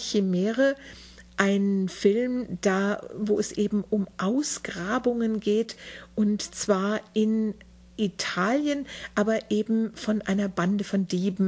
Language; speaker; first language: German; native; German